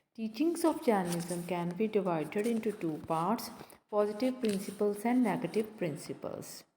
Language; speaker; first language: English; non-native, local second language; Punjabi